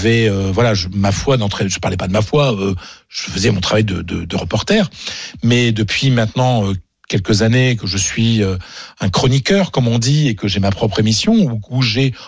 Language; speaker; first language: French; native; French